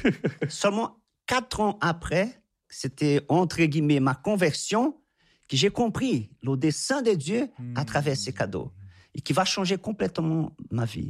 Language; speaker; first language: French; non-native, fluent; Portuguese